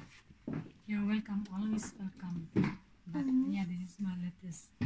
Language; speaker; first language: English; non-native, fluent; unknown